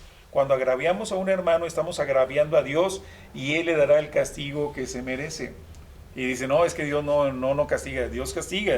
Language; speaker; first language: Spanish; native; Spanish